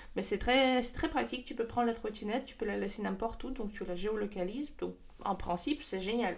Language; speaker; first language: French; non-native, fluent; Russian